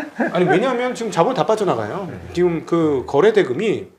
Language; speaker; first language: Korean; native; Korean